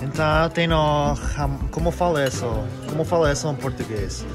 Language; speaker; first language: Portuguese; non-native, learner; English